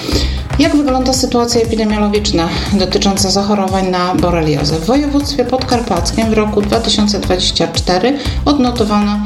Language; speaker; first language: Polish; native; Polish